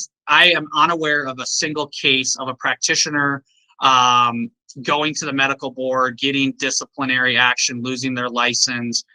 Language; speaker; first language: English; native; English